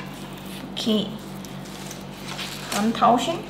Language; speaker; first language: German; non-native, learner; Thai